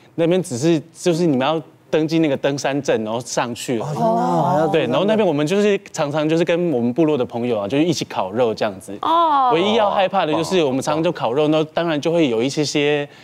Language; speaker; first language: Chinese; native; Chinese